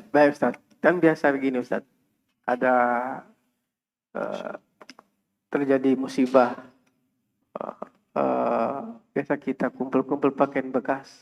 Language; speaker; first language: Indonesian; native; Indonesian